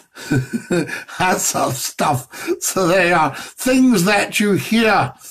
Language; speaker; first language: English; native; English